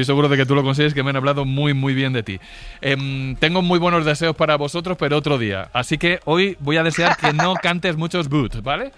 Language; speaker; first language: Spanish; native; Spanish